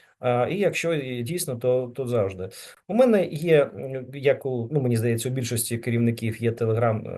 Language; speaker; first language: Ukrainian; native; Ukrainian